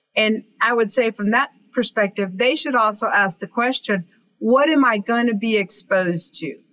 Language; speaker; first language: English; native; English